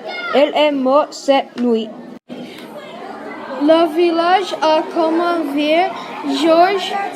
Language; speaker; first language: French; non-native, learner; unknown